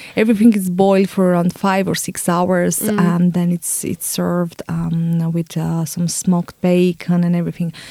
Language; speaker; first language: English; non-native, fluent; Romanian